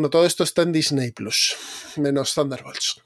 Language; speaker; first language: Spanish; native; Spanish